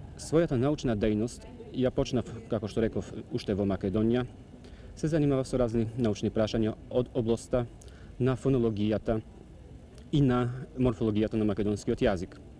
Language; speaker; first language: Macedonian; non-native, fluent; Polish